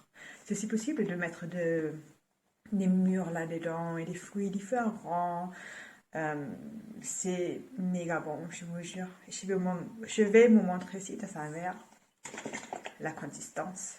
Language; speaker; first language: French; non-native, fluent; German